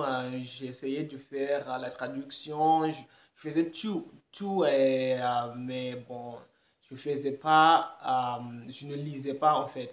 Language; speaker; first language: French; non-native, fluent; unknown